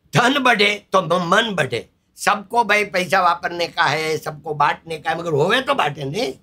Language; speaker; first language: Hindi; non-native, local second language; Gujarati